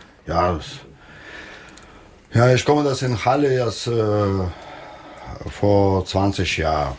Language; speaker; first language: German; non-native, learner; Russian